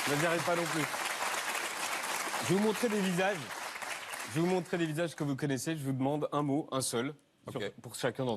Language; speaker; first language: French; native; French